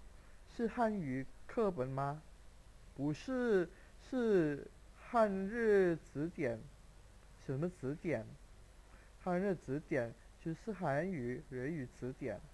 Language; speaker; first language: Chinese; non-native, fluent; Indonesian